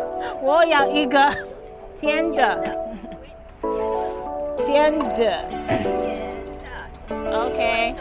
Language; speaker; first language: Chinese; non-native, learner; English